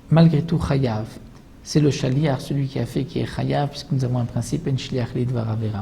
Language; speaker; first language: French; native; French